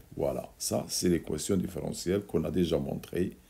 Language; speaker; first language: French; non-native, local second language; Arabic